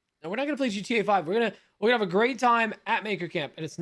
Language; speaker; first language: English; native; English